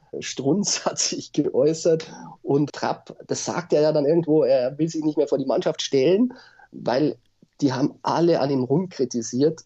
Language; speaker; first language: German; native; German